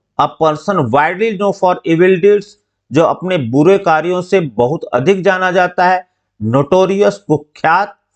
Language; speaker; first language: Hindi; native; Hindi